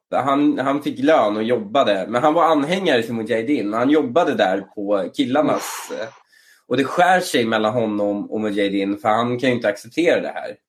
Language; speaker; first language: Swedish; early bilingual, other home language; Persian